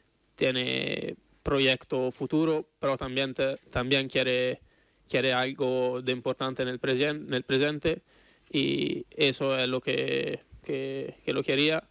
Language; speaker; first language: Spanish; non-native, learner; Italian